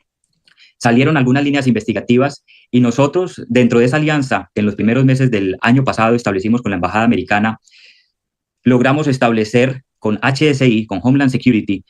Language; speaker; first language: Spanish; native; Spanish